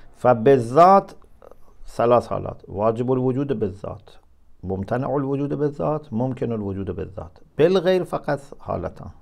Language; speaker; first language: Arabic; non-native, fluent; Persian